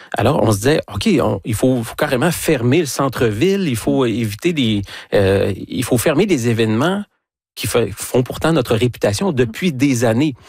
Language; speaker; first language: French; native; French